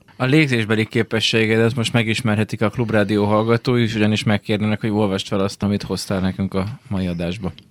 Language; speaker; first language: Hungarian; native; Hungarian